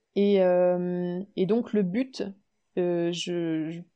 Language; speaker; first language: French; native; French